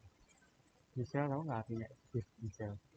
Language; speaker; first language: Indonesian; native; Indonesian